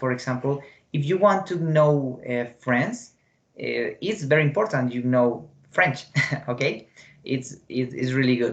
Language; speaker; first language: English; non-native, fluent; Spanish